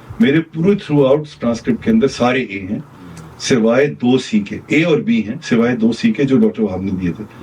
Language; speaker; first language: Urdu; non-native, local second language; Punjabi